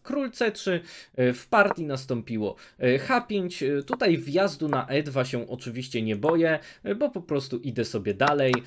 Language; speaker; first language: Polish; native; Polish